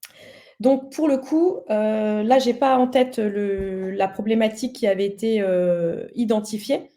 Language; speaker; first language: French; native; French